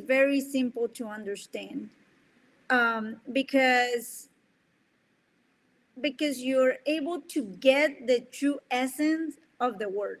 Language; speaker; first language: English; non-native, fluent; Spanish